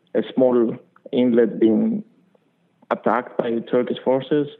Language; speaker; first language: English; non-native, fluent; Greek